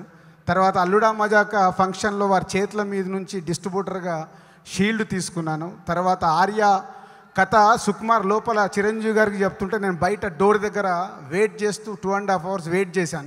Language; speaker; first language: Telugu; native; Telugu